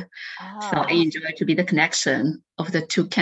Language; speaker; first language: English; non-native, fluent; Chinese